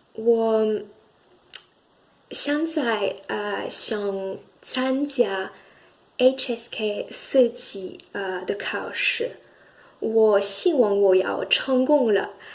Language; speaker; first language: Chinese; non-native, learner; French